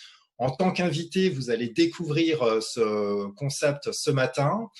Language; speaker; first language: French; native; French